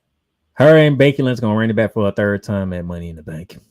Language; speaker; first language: English; native; English